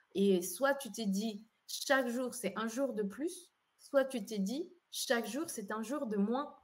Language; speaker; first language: French; non-native, fluent; Spanish